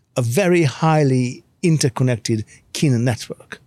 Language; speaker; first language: English; non-native, fluent; Hungarian